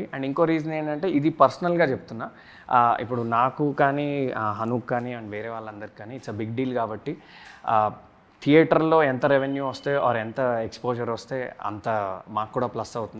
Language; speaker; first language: Telugu; native; Telugu